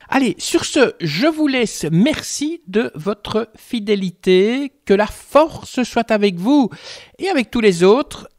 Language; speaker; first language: French; native; French